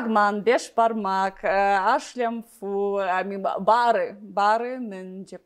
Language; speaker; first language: Kyrgyz; non-native, learner; English